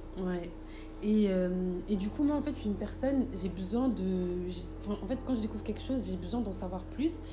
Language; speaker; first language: French; native; French